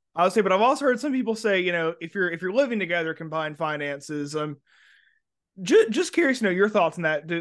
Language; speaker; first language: English; native; English